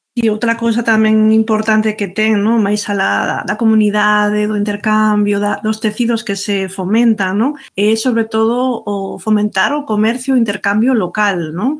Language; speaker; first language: Galician; non-native, local second language; Spanish